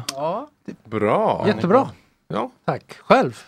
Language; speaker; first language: Swedish; early bilingual, other home language; English